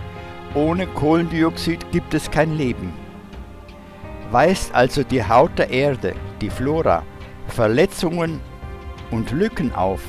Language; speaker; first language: German; native; German